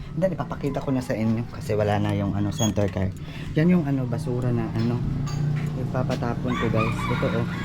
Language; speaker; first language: Filipino; non-native, local second language; Waray